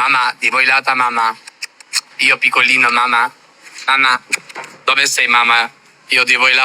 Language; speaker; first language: Italian; non-native, learner; Albanian